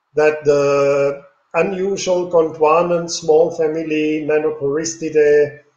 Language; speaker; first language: English; non-native, fluent; German